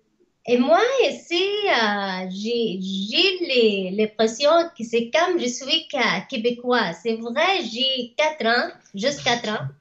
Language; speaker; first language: French; non-native, learner; Arabic